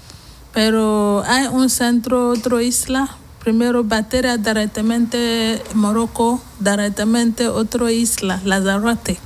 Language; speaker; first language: Spanish; non-native, learner; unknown